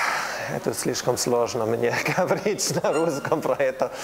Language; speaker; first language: Russian; non-native, learner; German